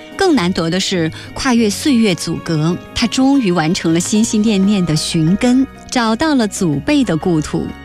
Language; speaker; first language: Chinese; native; Chinese